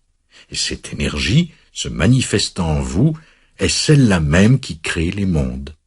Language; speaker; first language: French; native; French